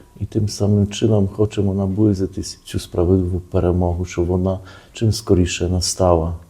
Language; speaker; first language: Ukrainian; early bilingual, heritage; Ukrainian